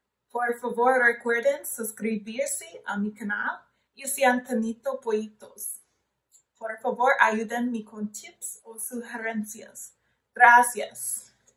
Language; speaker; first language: Spanish; non-native, learner; English